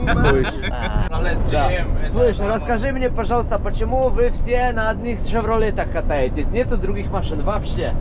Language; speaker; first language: Russian; non-native, fluent; Polish